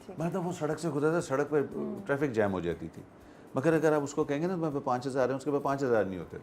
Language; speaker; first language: Urdu; native; Urdu